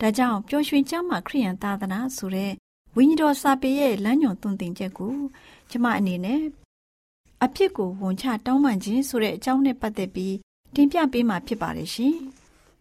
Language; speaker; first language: Burmese; native; Burmese